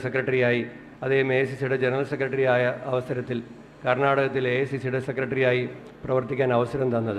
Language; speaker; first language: Malayalam; native; Malayalam